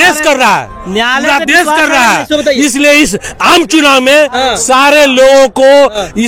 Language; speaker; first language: Hindi; native; Hindi